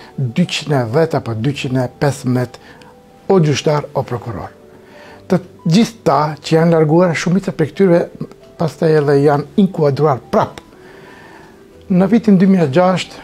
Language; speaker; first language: Albanian; non-native, local second language; Romany